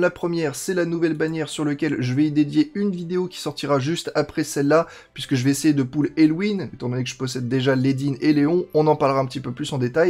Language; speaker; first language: French; native; French